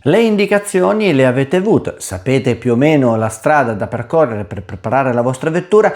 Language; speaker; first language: Italian; native; Italian